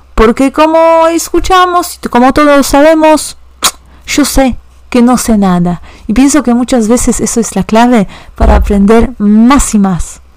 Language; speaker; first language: Spanish; non-native, fluent; Polish